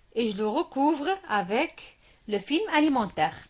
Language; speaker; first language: French; non-native, local second language; Arabic